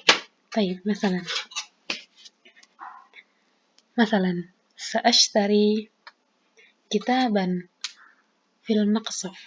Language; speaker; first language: Arabic; non-native, fluent; Indonesian